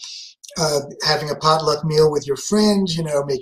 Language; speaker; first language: English; native; English